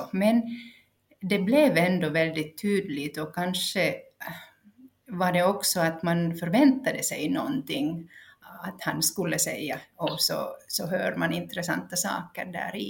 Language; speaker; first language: Swedish; non-native, local second language; Finnish